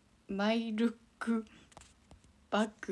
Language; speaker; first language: English; non-native, learner; Japanese